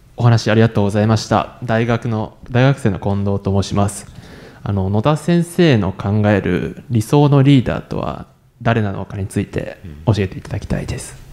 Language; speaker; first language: Japanese; native; Japanese